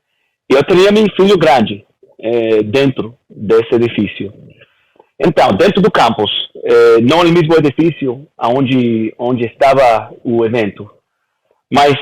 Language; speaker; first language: Portuguese; early bilingual, heritage; Portuguese